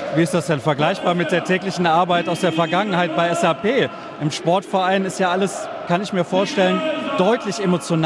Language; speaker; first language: German; native; German